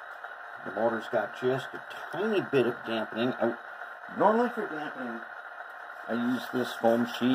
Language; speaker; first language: English; native; English